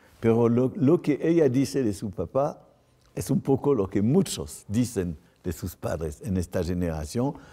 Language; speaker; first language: Spanish; non-native, fluent; French